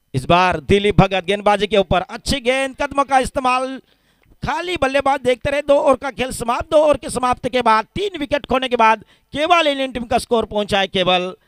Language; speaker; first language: Hindi; non-native, local second language; Marathi